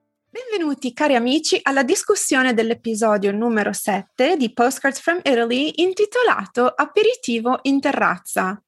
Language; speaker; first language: Italian; native; Italian